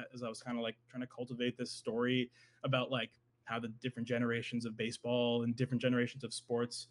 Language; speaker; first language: English; native; English